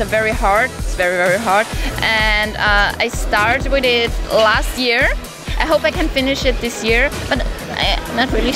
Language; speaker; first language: English; non-native, fluent; German